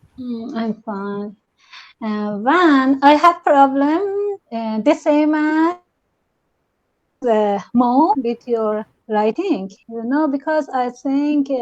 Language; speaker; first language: English; non-native, learner; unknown